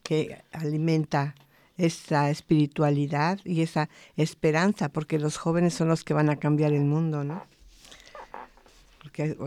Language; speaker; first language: Spanish; native; Spanish